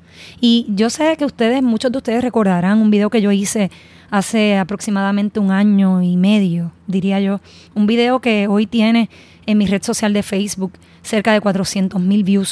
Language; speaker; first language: Spanish; native; Spanish